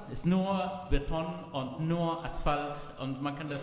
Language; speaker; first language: German; non-native, fluent; Arabic